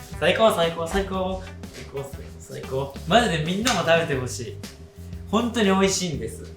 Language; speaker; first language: Japanese; early bilingual, other home language; Filipino